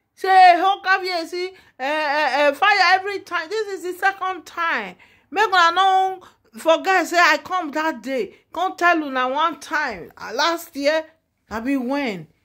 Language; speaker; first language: Nigerian Pidgin; non-native, local second language; Yoruba